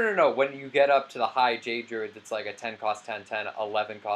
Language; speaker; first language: English; native; English